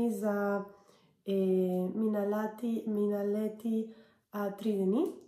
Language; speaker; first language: Bulgarian; non-native, learner; English